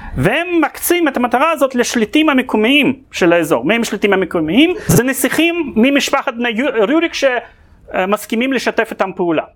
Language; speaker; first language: Hebrew; non-native, fluent; Russian